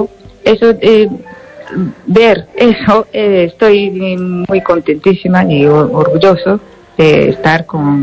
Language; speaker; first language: Spanish; non-native, learner; Japanese